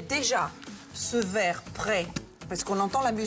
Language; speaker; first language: French; native; French